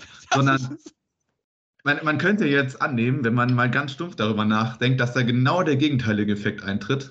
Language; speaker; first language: German; native; German